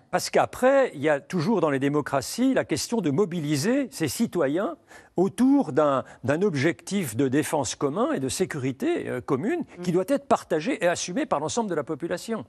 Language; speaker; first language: French; native; French